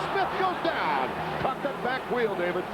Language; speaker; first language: English; native; English